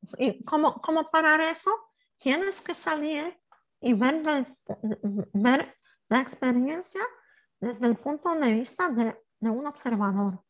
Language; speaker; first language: Spanish; non-native, fluent; Polish